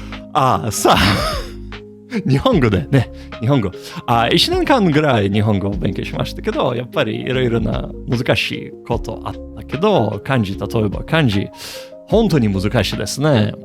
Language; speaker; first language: Japanese; non-native, learner; English